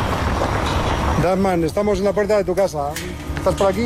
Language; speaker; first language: Spanish; native; Spanish